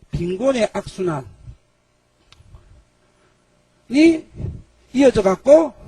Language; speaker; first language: Korean; native; Korean